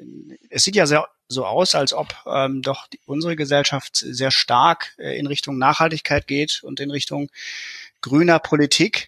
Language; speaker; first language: German; native; German